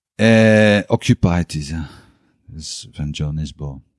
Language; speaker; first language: Dutch; native; Dutch